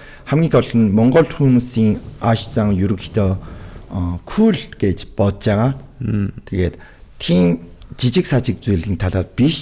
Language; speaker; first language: Mongolian; non-native, fluent; Korean